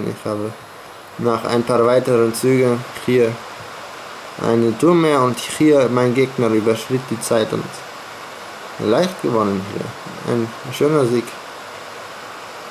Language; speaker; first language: German; non-native, fluent; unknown